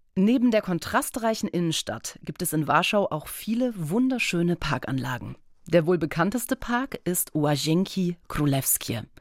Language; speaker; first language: German; early bilingual, other home language; Polish